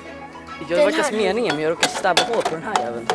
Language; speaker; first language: Swedish; native; Swedish